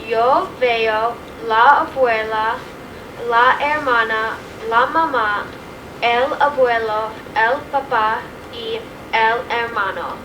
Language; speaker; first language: Spanish; non-native, learner; English